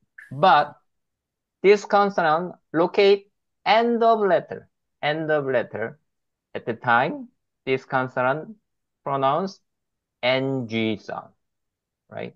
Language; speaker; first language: English; non-native, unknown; Korean